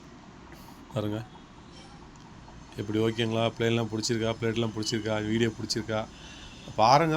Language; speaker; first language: Tamil; native; Tamil